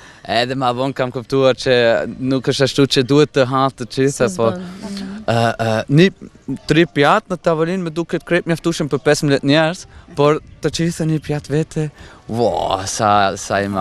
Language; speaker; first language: Albanian; non-native, fluent; German